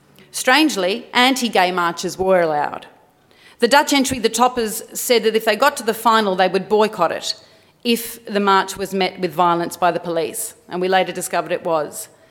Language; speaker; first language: English; early bilingual, other home language; French